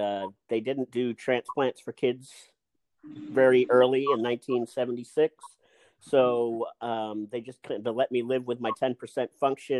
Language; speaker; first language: English; native; English